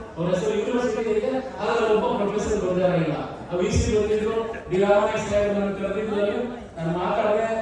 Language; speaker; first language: Kannada; non-native, local second language; Lambadi